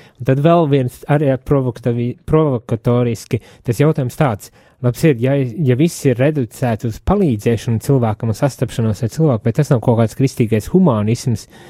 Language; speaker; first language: Latvian; native; Latvian